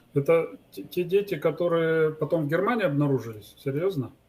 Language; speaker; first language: Russian; native; Russian